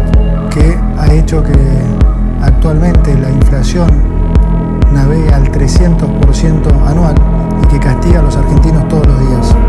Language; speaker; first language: Spanish; native; Spanish